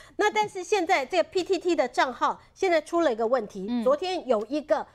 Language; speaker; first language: Chinese; native; Chinese